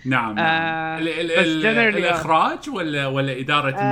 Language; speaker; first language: Arabic; native; Arabic